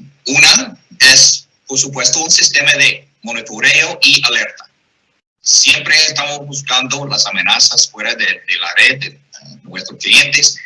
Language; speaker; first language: Spanish; non-native, fluent; English